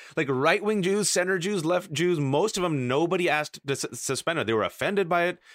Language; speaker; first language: English; native; English